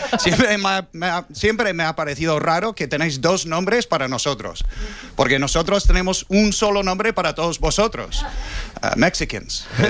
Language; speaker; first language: Spanish; non-native, fluent; English